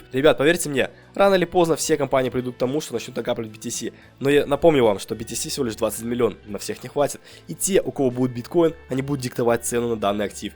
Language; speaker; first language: Russian; native; Russian